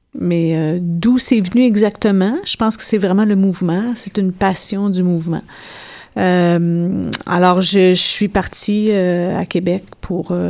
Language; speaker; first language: French; native; French